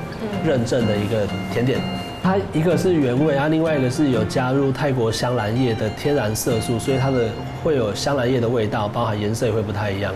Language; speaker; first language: Chinese; native; Chinese